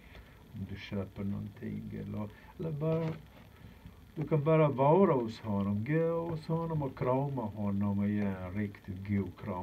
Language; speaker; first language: Swedish; non-native, fluent; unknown